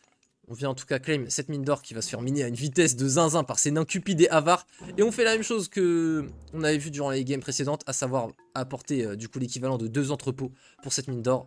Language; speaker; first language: French; native; French